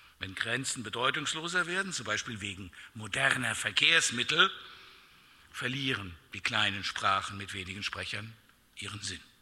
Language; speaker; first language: German; native; German